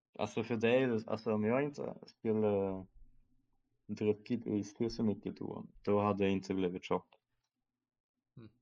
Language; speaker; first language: Swedish; early bilingual, other home language; German